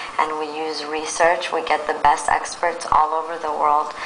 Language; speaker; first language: English; early bilingual, other home language; Persian